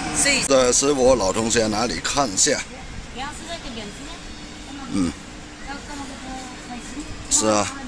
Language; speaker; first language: Chinese; non-native, local second language; Cantonese